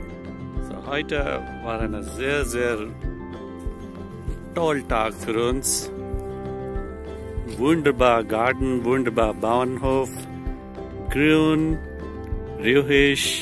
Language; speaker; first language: German; non-native, learner; Marathi